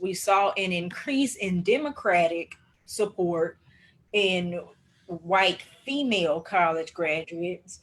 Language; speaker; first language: English; native; English